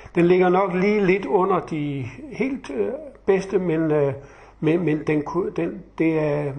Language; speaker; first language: Danish; native; Danish